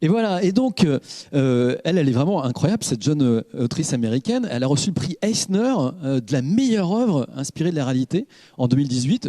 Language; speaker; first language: French; native; French